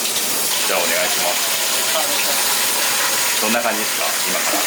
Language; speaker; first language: Japanese; native; Japanese